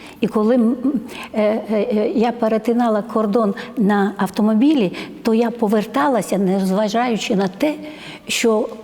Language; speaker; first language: Ukrainian; non-native, fluent; Georgian